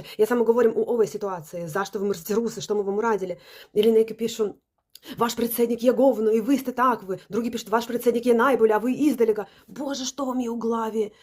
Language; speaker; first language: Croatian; non-native, learner; Russian